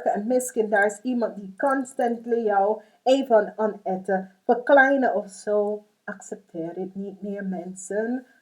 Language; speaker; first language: Dutch; non-native, fluent; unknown